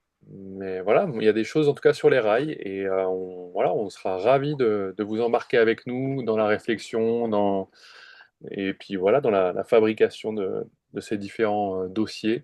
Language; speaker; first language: French; native; French